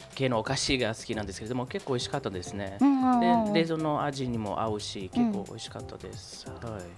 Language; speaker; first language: Japanese; non-native, fluent; Portuguese